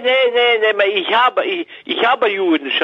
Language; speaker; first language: German; non-native, learner; French